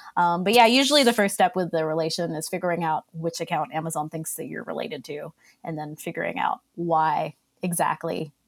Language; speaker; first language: English; native; English